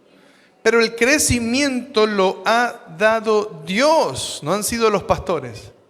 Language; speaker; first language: Spanish; native; Spanish